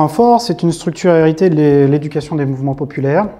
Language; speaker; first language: French; native; French